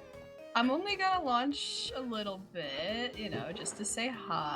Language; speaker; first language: English; native; English